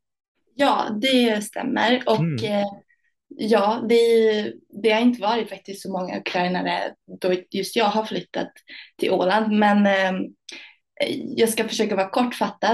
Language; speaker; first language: Swedish; early bilingual, other home language; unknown